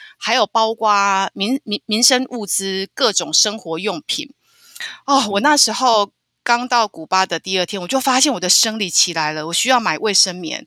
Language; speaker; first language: Chinese; native; Chinese